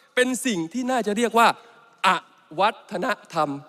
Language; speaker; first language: Thai; native; Thai